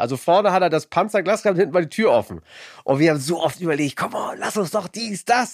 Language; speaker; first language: German; native; German